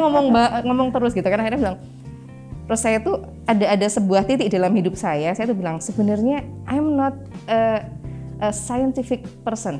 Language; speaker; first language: Indonesian; native; Indonesian